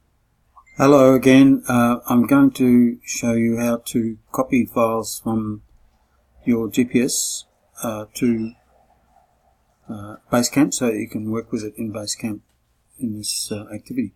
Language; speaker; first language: English; native; English